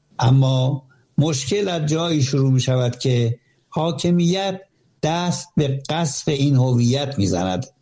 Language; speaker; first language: Persian; native; Persian